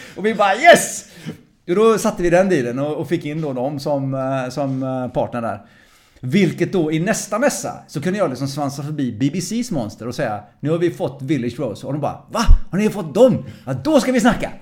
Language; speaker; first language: Swedish; early bilingual, other home language; English